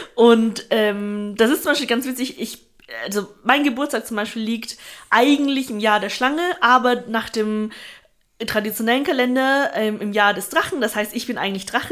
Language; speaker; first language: German; early bilingual, other home language; Chinese